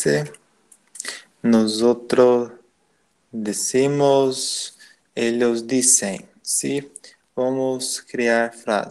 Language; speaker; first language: Spanish; non-native, learner; Portuguese